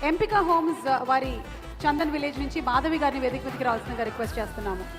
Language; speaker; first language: Telugu; native; Telugu